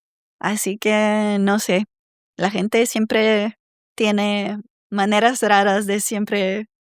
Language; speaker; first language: Spanish; non-native, fluent; Serbian